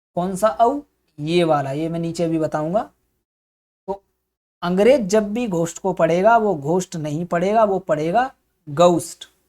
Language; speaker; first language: Hindi; native; Hindi